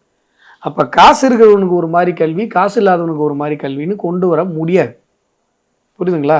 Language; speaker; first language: Tamil; native; Tamil